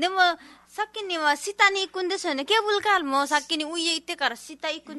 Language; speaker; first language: Japanese; non-native, learner; Nepali